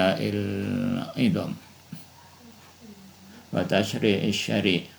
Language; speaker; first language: Arabic; non-native, fluent; Indonesian